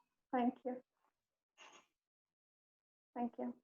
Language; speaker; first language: English; non-native, learner; Spanish